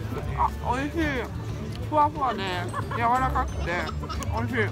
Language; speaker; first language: Japanese; non-native, fluent; Hungarian